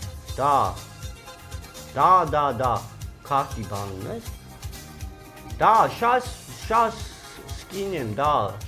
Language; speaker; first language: Russian; non-native, learner; Armenian